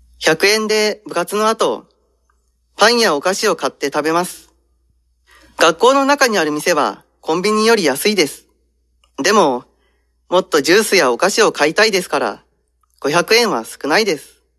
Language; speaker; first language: Japanese; non-native, fluent; Indonesian